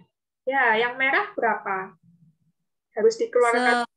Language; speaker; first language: Indonesian; native; Indonesian